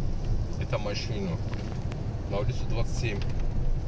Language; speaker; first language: Russian; non-native, learner; Turkish